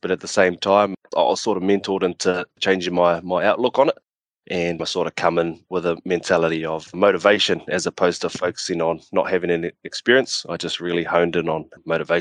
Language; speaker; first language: English; native; English